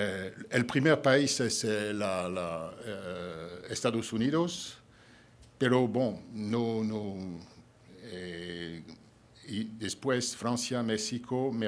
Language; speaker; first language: Spanish; non-native, fluent; French